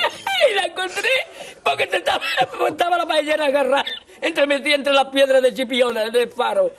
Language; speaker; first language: Spanish; native; Spanish